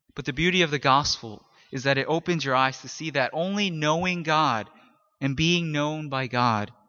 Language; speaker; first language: English; native; English